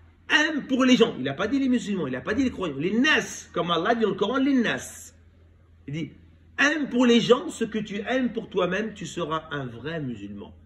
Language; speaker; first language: French; native; French